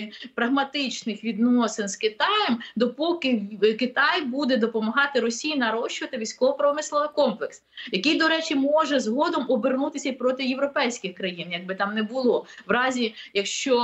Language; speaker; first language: Ukrainian; native; Ukrainian